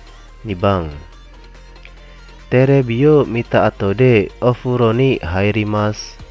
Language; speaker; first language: Japanese; non-native, fluent; Indonesian